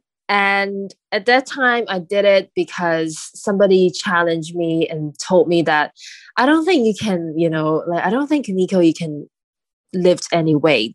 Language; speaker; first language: English; non-native, local second language; Cantonese